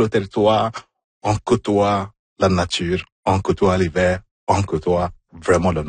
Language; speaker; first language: French; non-native, fluent; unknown